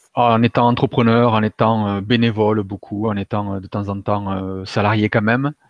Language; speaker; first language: French; native; French